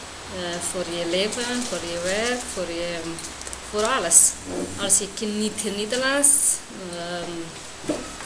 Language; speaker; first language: Dutch; non-native, learner; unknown